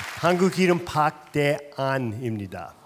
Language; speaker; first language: Korean; non-native, fluent; English